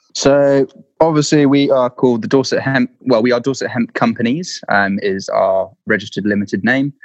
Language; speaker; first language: English; native; English